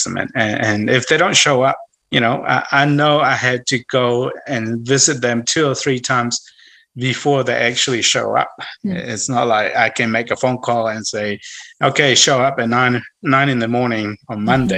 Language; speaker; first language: English; non-native, fluent; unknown